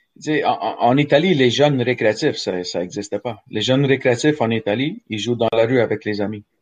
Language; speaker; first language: French; native; French